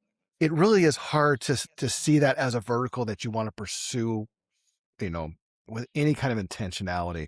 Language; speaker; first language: English; native; English